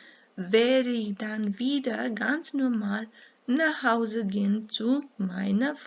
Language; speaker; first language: German; non-native, fluent; Serbian